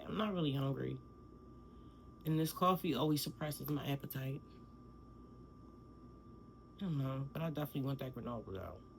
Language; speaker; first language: English; native; English